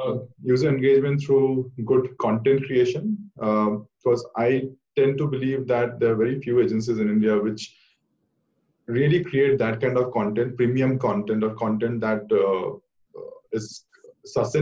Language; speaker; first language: English; non-native, local second language; Bangla